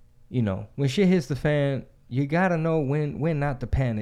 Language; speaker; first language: English; early bilingual, other home language; Spanish